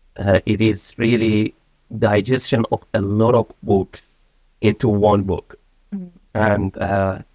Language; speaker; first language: English; non-native, fluent; Persian